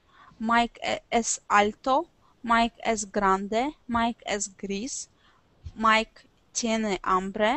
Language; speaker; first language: Spanish; non-native, learner; Russian